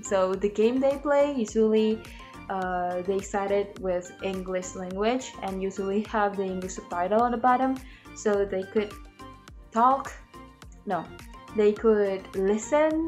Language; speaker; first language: English; non-native, learner; Indonesian